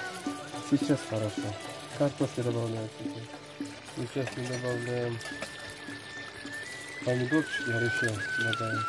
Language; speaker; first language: Russian; non-native, learner; Uzbek